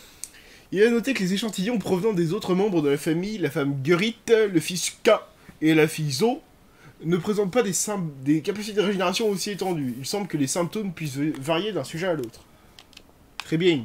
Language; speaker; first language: French; native; French